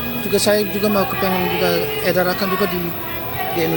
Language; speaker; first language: Indonesian; early bilingual, heritage; Indonesian